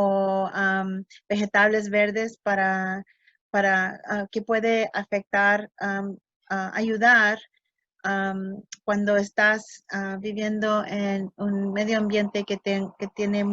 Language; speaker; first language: Spanish; early bilingual, heritage; English